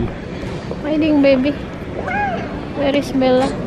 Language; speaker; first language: English; non-native, learner; Indonesian